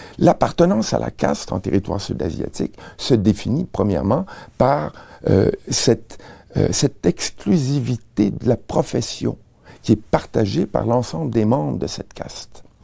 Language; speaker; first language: French; native; French